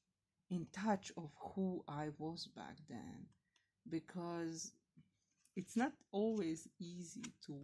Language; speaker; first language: English; non-native, fluent; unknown